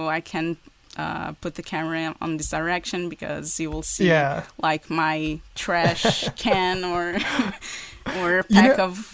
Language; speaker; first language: English; non-native, fluent; Portuguese